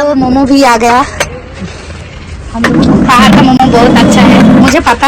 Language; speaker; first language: Hindi; non-native, learner; Bangla